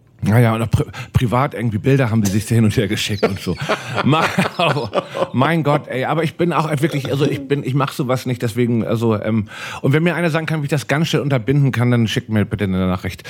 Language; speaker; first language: German; native; German